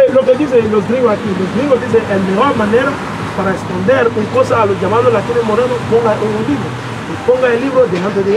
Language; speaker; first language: Spanish; non-native, learner; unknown